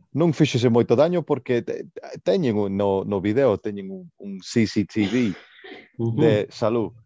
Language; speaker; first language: Galician; non-native, local second language; Spanish